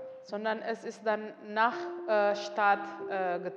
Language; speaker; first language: German; non-native, learner; Indonesian